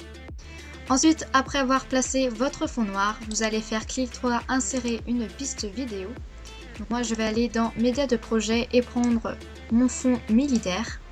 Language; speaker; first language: French; native; French